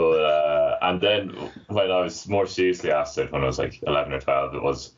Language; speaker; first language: English; native; English